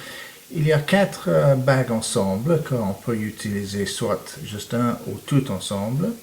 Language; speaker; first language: French; non-native, fluent; English